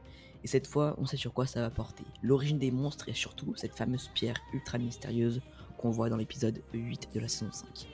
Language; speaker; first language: French; native; French